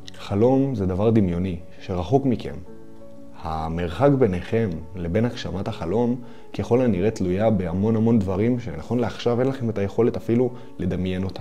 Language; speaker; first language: Hebrew; native; Hebrew